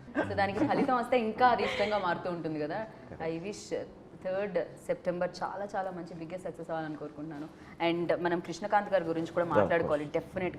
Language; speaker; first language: Telugu; native; Telugu